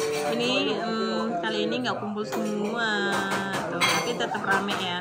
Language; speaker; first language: Indonesian; native; Indonesian